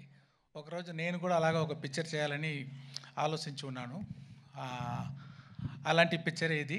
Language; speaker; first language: Telugu; non-native, learner; Tamil